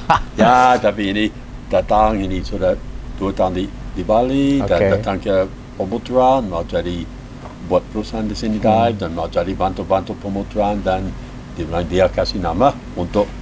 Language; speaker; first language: Indonesian; non-native, learner; English